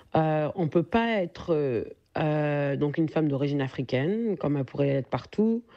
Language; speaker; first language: French; early bilingual, other home language; Soninke